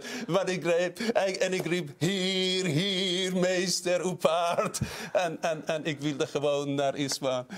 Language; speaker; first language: Dutch; non-native, fluent; Persian